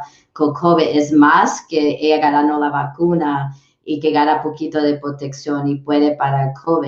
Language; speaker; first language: Spanish; early bilingual, heritage; English